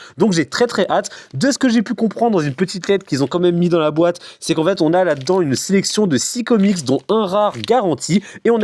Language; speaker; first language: French; native; French